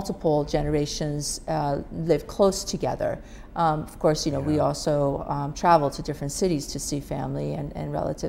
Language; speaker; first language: English; non-native, fluent; Persian